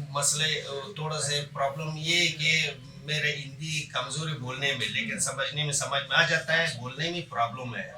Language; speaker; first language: Hindi; non-native, learner; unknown